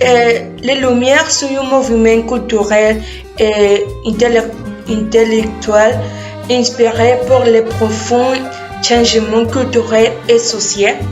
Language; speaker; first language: French; non-native, learner; Spanish